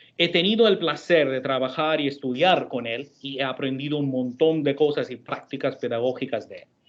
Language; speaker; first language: Spanish; non-native, fluent; Hindi